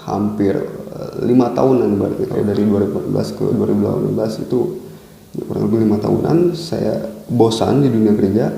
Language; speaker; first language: Indonesian; native; Indonesian